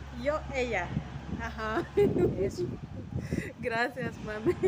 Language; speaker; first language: Spanish; non-native, learner; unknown